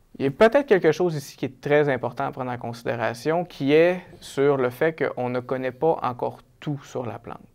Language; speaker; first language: French; native; French